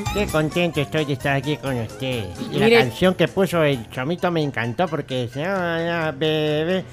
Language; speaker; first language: Spanish; native; Spanish